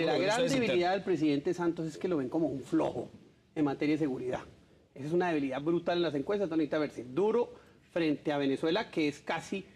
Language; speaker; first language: Spanish; native; Spanish